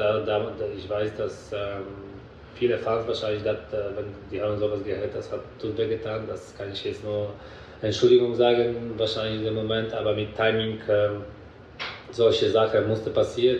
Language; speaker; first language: German; non-native, fluent; Polish